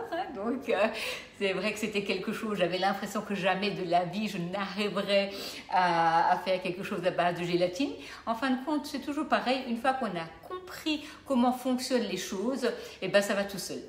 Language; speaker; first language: French; native; French